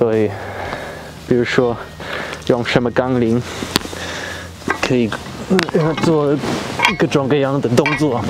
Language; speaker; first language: Chinese; non-native, fluent; German